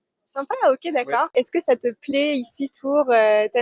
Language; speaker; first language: French; native; French